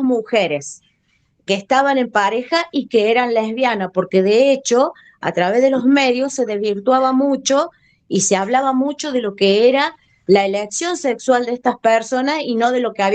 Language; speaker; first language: Spanish; native; Spanish